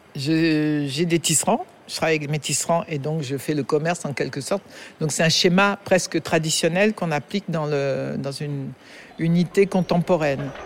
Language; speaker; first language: French; native; French